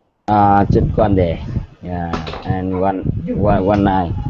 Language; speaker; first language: English; non-native, learner; Vietnamese